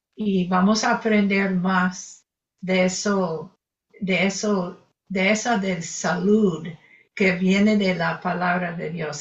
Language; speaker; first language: Spanish; non-native, fluent; English